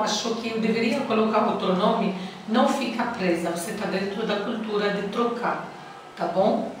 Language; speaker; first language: Portuguese; non-native, learner; Arabic